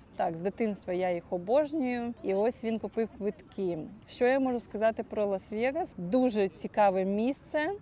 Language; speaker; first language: Ukrainian; non-native, local second language; Russian